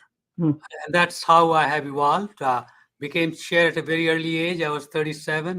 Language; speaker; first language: English; non-native, fluent; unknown